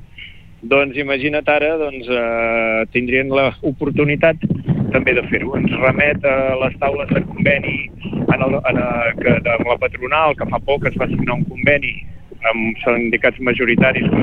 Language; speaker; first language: Catalan; native; Catalan